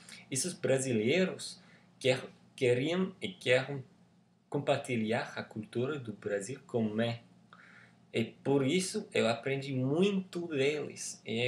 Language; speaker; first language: Portuguese; non-native, learner; English